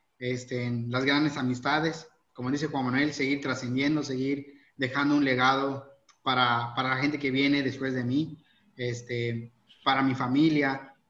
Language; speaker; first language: Spanish; native; Spanish